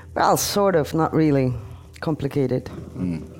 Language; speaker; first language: English; non-native, fluent; Turkish